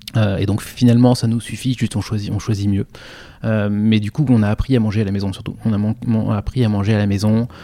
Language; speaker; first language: French; native; French